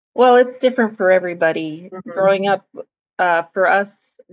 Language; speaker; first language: English; native; English